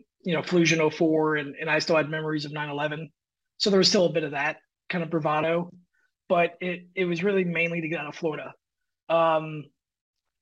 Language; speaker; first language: English; native; English